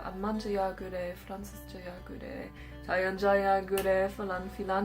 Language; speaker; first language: Turkish; non-native, learner; English